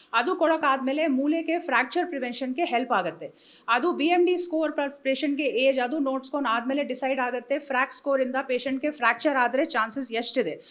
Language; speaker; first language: Kannada; non-native, learner; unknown